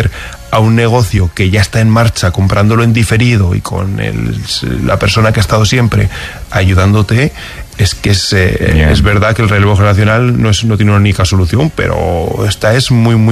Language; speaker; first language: Spanish; native; Spanish